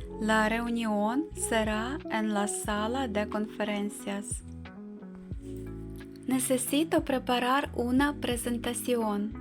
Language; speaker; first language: Spanish; non-native, fluent; Ukrainian